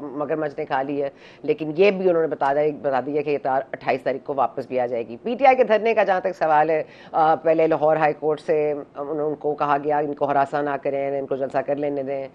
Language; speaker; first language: Urdu; native; Urdu